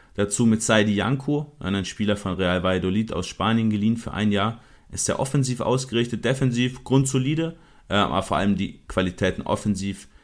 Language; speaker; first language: German; native; German